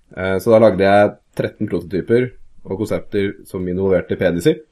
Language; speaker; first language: Norwegian; native; Norwegian